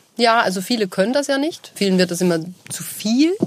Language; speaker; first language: German; native; German